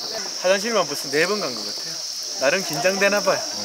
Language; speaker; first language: Korean; native; Korean